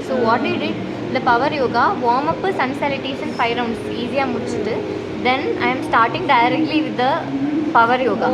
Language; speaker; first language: Tamil; native; Tamil